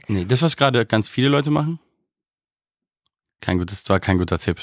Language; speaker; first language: German; native; German